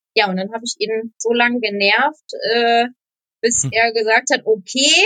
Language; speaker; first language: German; non-native, fluent; Polish